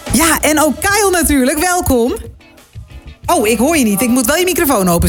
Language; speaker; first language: Dutch; native; Dutch